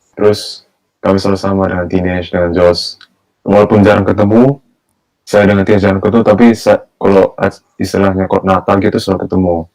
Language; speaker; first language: Indonesian; early bilingual, heritage; Indonesian